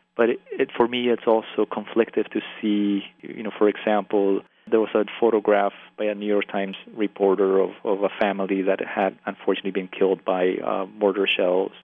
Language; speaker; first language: English; early bilingual, other home language; Spanish